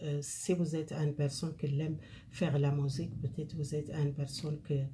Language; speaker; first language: French; non-native, fluent; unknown